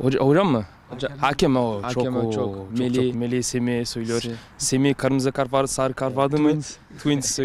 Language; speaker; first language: Turkish; early bilingual, heritage; French